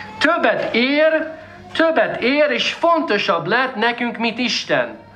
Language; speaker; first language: Hungarian; non-native, fluent; English